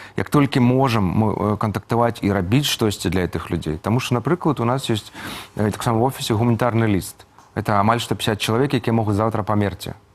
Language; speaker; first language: Belarusian; native; Belarusian